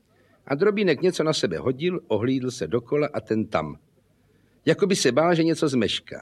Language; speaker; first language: Czech; native; Czech